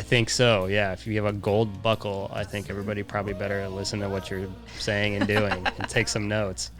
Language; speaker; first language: English; native; English